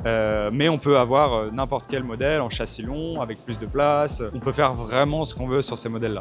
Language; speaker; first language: French; native; French